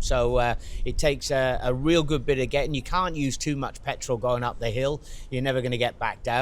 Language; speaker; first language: English; native; English